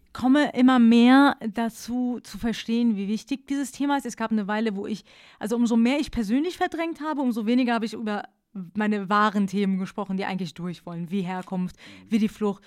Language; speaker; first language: German; early bilingual, other home language; Persian